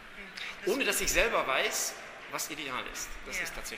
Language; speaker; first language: German; native; German